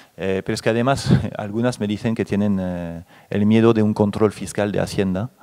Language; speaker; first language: Spanish; non-native, fluent; French